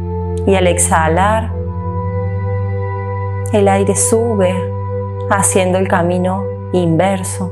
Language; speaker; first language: Spanish; native; Spanish